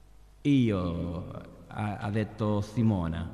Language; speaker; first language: Italian; non-native, learner; Spanish